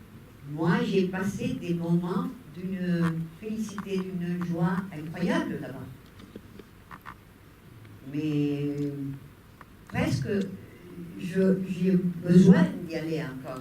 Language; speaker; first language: French; non-native, fluent; Spanish